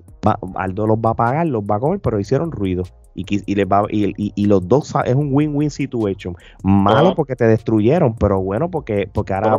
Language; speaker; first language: Spanish; native; Spanish